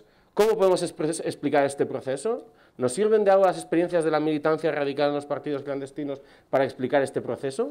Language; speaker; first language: Spanish; native; Spanish